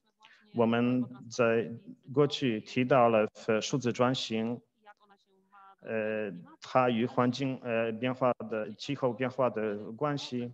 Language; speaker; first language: Chinese; non-native, fluent; Polish